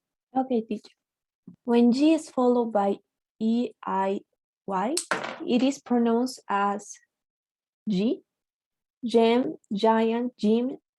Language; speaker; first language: English; non-native, learner; Spanish